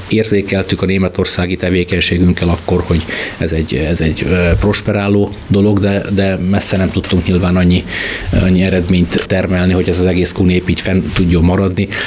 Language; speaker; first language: Hungarian; non-native, local second language; German